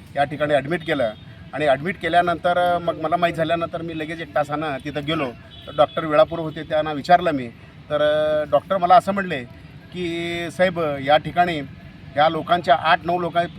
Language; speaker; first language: Marathi; non-native, local second language; Lambadi